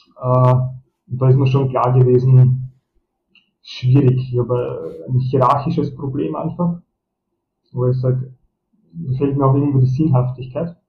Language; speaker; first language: German; early bilingual, other home language; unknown